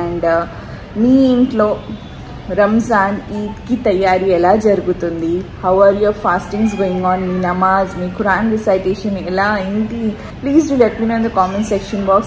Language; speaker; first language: Telugu; non-native, local second language; Urdu